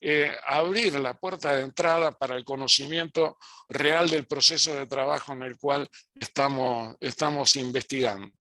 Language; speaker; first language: Spanish; native; Spanish